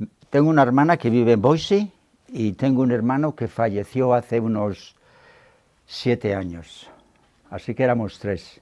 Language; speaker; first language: Spanish; native; Spanish